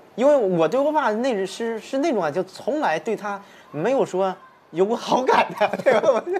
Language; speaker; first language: Chinese; native; Chinese